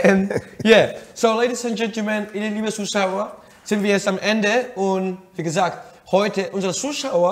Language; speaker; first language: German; non-native, fluent; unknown